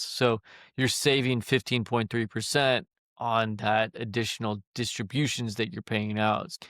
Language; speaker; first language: English; native; English